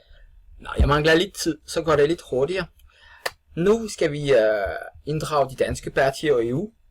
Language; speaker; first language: Danish; non-native, fluent; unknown